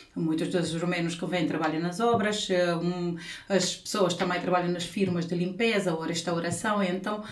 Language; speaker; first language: Portuguese; non-native, fluent; Romanian